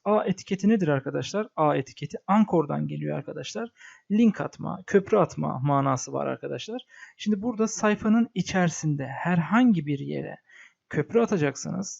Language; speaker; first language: Turkish; native; Turkish